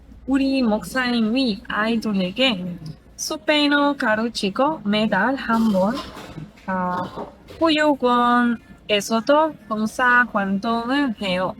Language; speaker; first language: Korean; non-native, learner; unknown